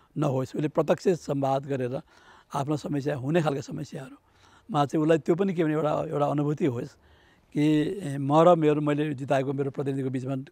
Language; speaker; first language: Nepali; native; Nepali